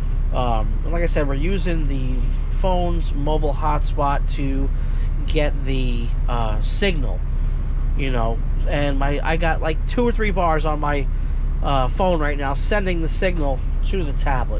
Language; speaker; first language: English; native; English